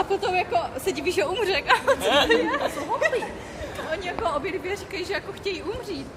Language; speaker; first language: Czech; non-native, learner; Ukrainian